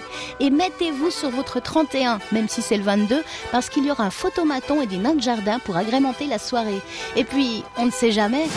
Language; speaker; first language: French; native; French